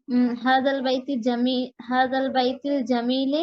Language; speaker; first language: Arabic; non-native, learner; Bangla